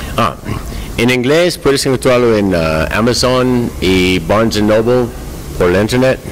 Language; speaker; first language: Spanish; non-native, learner; English